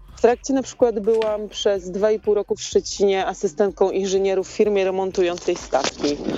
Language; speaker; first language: Polish; native; Polish